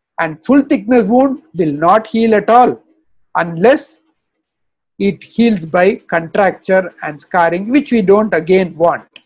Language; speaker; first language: English; non-native, local second language; Tamil